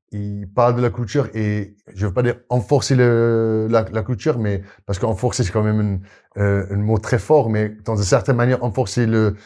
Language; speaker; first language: French; non-native, fluent; Afrikaans